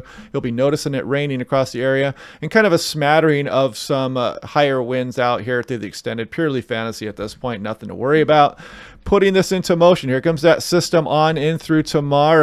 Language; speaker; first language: English; native; English